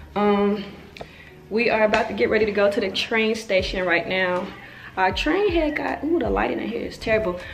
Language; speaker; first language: English; native; English